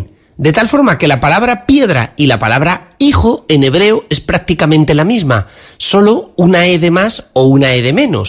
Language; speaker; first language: Spanish; native; Spanish